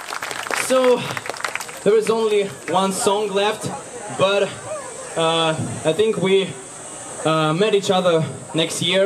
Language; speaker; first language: English; non-native, learner; Ukrainian